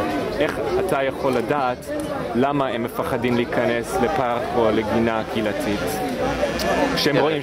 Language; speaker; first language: Hebrew; non-native, fluent; English